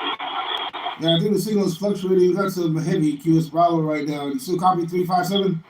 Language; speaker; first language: English; native; English